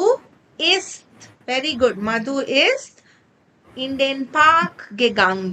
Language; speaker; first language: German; non-native, fluent; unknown